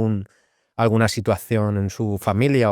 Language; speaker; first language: Spanish; native; Spanish